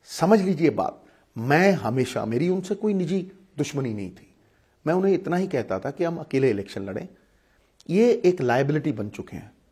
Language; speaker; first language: Hindi; non-native, local second language; Punjabi